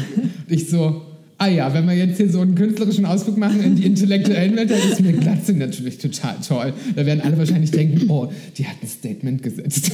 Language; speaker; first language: German; native; German